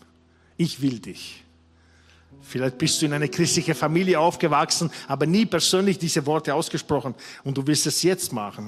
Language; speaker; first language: German; non-native, fluent; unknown